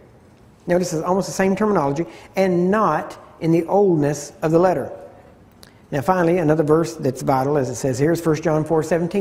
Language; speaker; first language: English; native; English